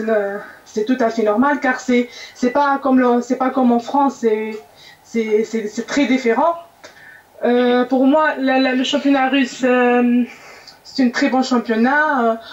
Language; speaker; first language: French; non-native, local second language; Arabic